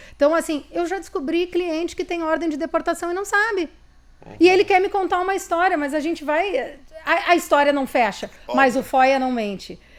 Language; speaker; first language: Portuguese; native; Portuguese